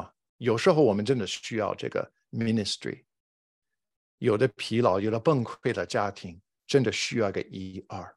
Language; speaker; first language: Chinese; non-native, fluent; English